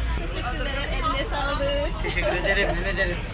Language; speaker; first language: Turkish; non-native, learner; Japanese